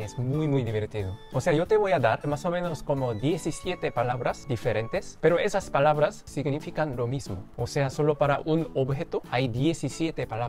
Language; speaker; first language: Spanish; non-native, fluent; Korean